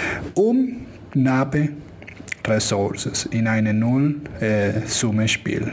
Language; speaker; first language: German; non-native, fluent; Spanish